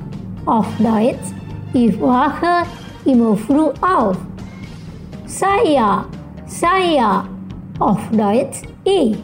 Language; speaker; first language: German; non-native, fluent; Indonesian